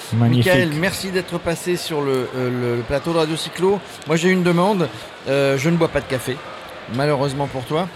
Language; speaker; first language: French; native; French